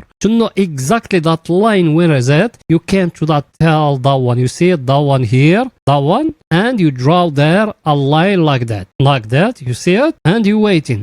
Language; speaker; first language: English; non-native, fluent; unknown